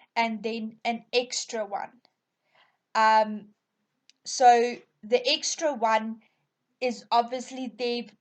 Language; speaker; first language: English; non-native, local second language; Afrikaans